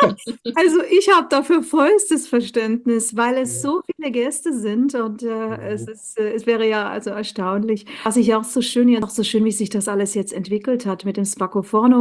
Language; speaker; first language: German; native; German